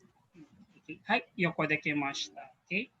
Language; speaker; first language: Japanese; non-native, learner; Filipino